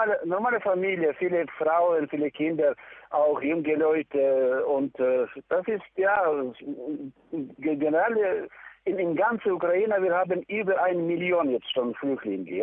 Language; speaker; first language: German; non-native, learner; Ukrainian